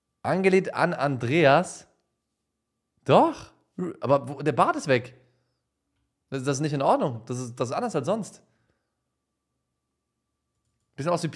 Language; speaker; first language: German; native; German